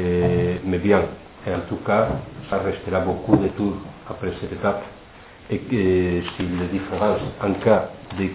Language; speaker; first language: French; non-native, fluent; Spanish